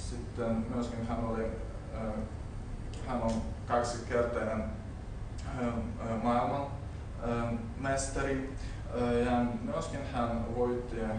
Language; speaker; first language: Finnish; non-native, learner; Russian